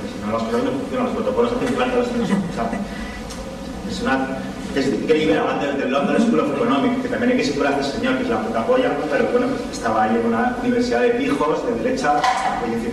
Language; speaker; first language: Spanish; native; Spanish